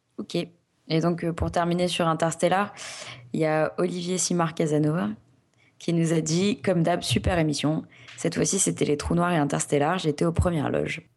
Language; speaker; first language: French; native; French